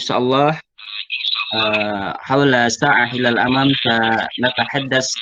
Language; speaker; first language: Arabic; non-native, fluent; Indonesian